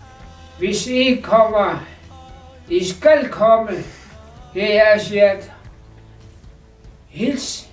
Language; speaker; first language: Danish; non-native, local second language; Kalaallisut